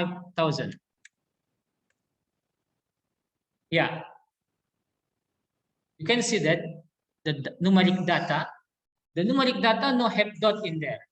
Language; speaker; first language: English; non-native, learner; Indonesian